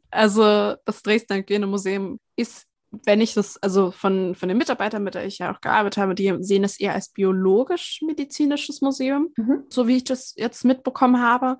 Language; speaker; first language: German; native; German